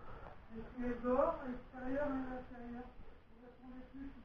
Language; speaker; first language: French; native; French